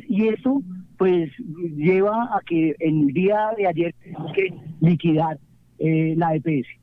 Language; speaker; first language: Spanish; native; Spanish